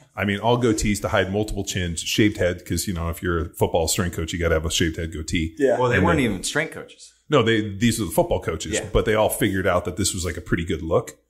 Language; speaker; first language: English; native; English